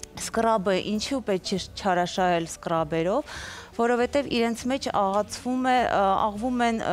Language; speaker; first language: Armenian; native; Armenian